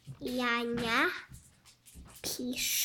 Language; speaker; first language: Polish; early bilingual, heritage; Polish